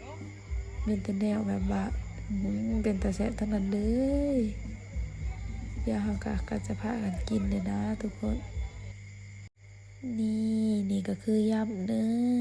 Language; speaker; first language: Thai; non-native, local second language; Northeastern Thai